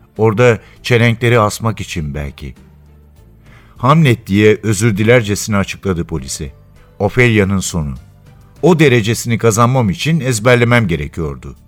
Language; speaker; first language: Turkish; native; Turkish